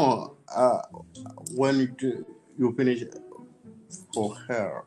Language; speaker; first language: English; non-native, learner; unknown